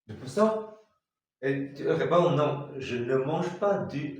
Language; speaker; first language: French; non-native, fluent; Khmer